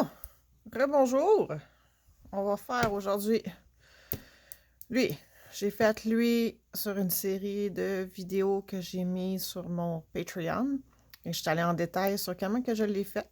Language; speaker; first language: French; native; French